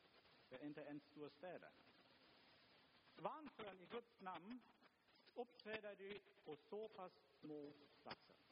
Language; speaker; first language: Swedish; non-native, fluent; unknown